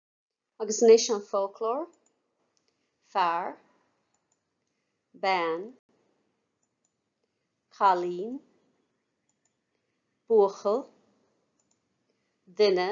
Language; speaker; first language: Irish; non-native, fluent; English